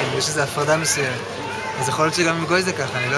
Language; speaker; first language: Hebrew; native; Hebrew